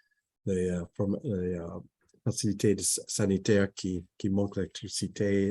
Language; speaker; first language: French; non-native, fluent; English